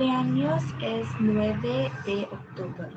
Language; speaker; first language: Spanish; non-native, learner; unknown